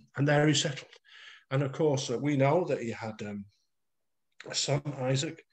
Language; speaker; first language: English; native; English